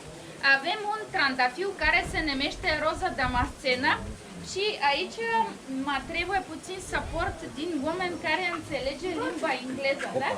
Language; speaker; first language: Romanian; non-native, learner; Bulgarian